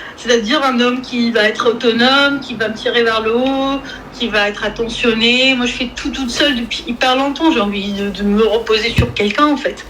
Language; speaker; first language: French; non-native, local second language; Arabic